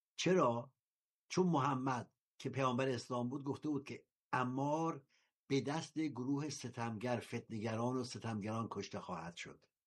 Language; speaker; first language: Persian; native; Persian